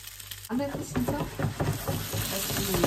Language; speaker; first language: Vietnamese; early bilingual, heritage; Vietnamese